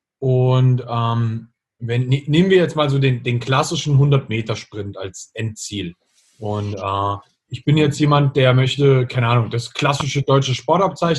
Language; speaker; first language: German; native; German